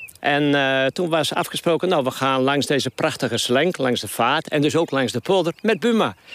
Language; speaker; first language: Dutch; non-native, local second language; Western Frisian